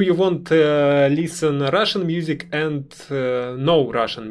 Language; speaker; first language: English; non-native, learner; Russian